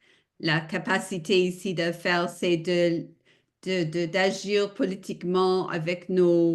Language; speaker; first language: French; non-native, fluent; English